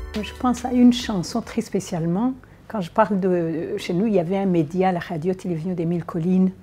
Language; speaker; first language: French; non-native, local second language; Kinyarwanda